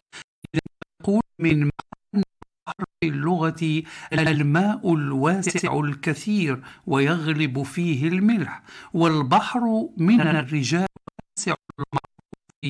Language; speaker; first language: Arabic; native; Arabic